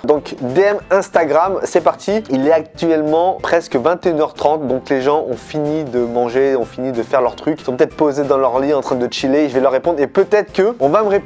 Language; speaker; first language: French; native; French